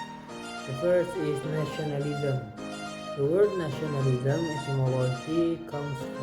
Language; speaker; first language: English; non-native, learner; Indonesian